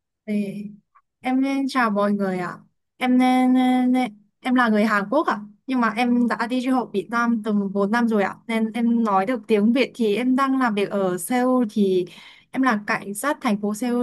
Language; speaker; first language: Vietnamese; non-native, learner; Korean